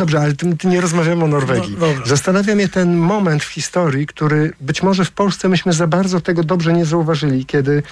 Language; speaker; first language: Polish; native; Polish